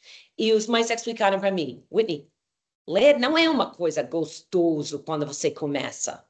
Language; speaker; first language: Portuguese; non-native, fluent; English